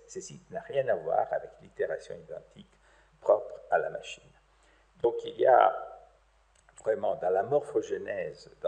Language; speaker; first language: French; native; French